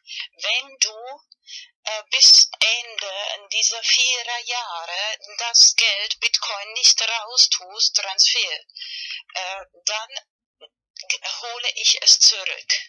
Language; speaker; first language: German; non-native, learner; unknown